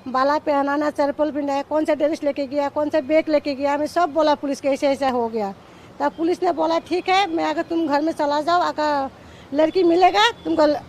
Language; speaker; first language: Hindi; non-native, local second language; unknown